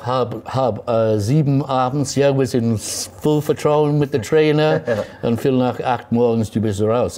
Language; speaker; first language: German; non-native, fluent; English